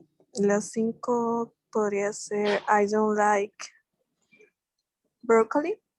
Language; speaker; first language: English; non-native, learner; Spanish